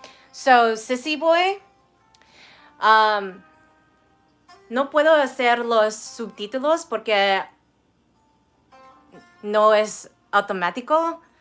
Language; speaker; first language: Spanish; non-native, learner; English